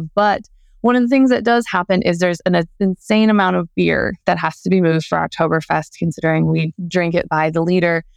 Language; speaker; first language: English; native; English